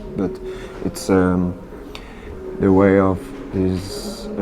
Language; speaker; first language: English; non-native, learner; French